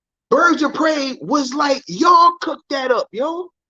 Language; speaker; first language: English; native; English